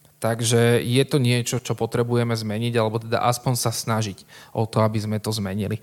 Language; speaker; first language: Slovak; native; Slovak